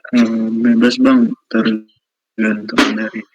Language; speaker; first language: Indonesian; native; Indonesian